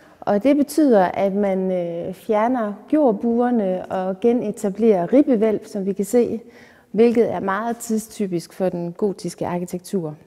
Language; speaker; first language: Danish; native; Danish